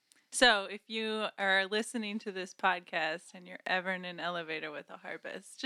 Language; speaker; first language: English; native; English